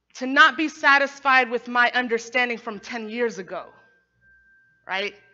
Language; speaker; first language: English; native; English